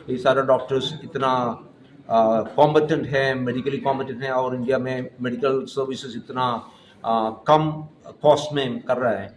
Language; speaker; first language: Hindi; non-native, local second language; Malayalam